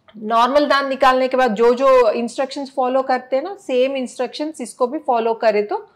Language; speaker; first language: Hindi; non-native, local second language; Telugu